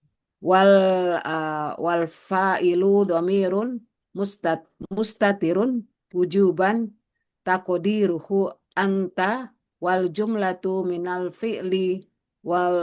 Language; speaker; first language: Arabic; non-native, learner; Indonesian